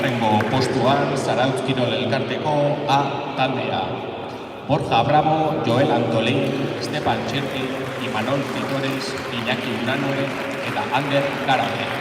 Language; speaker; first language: Basque; native; Basque